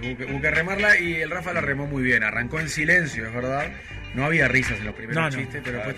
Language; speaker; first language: Spanish; native; Spanish